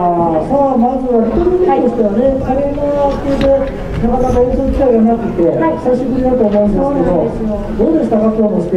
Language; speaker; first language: Japanese; native; Japanese